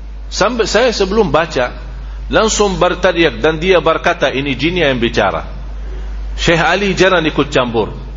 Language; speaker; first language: Indonesian; non-native, fluent; Arabic